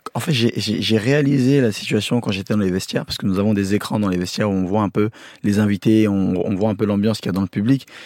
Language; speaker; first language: French; early bilingual, other home language; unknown